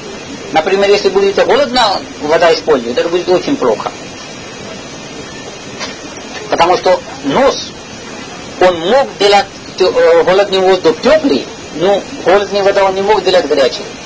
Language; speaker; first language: Russian; non-native, learner; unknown